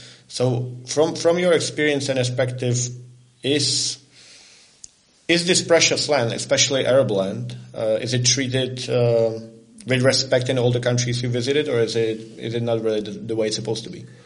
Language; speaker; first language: English; non-native, fluent; Czech